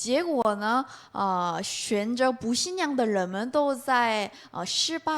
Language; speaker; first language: Chinese; non-native, learner; Korean